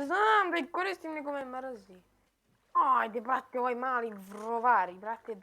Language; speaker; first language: Bosnian; native; Bosnian